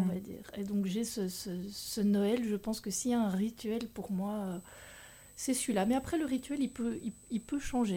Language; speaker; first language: French; native; French